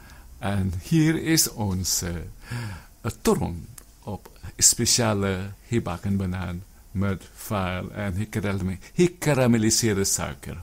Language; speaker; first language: Dutch; non-native, learner; Filipino